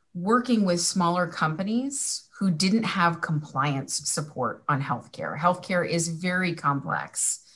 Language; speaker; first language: English; native; English